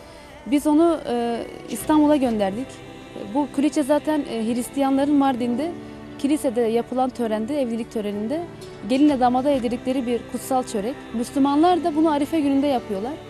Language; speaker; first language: Turkish; native; Turkish